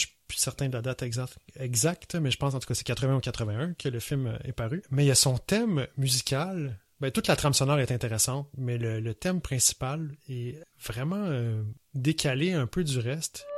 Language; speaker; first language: French; native; French